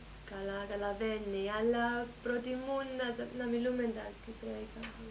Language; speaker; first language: Greek; early bilingual, heritage; Greek